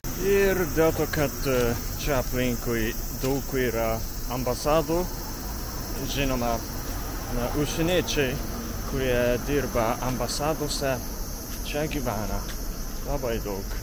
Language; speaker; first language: Lithuanian; non-native, fluent; Japanese